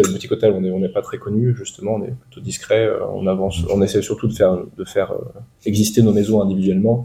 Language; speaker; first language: French; native; French